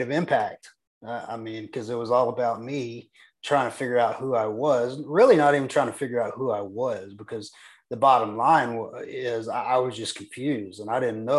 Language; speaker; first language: English; native; English